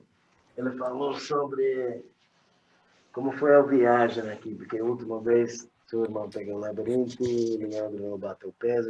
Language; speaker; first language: Portuguese; non-native, learner; English